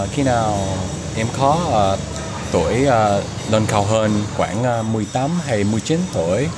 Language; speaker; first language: Vietnamese; non-native, learner; English